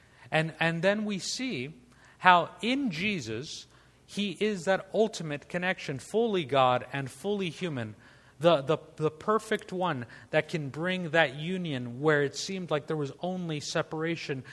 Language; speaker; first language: English; native; English